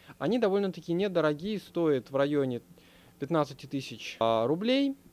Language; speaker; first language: Russian; native; Russian